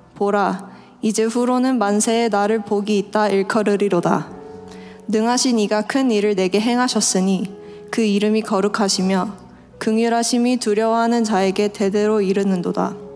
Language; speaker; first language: Korean; native; Korean